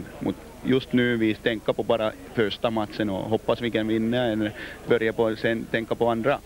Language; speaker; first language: Swedish; non-native, learner; Finnish